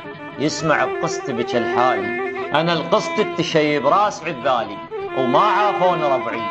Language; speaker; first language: Arabic; native; Arabic